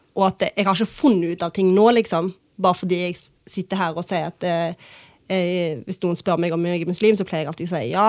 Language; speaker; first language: Norwegian; early bilingual, other home language; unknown